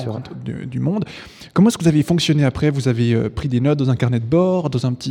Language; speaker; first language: French; native; French